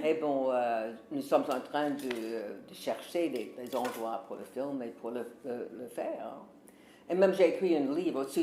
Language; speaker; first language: French; non-native, fluent; English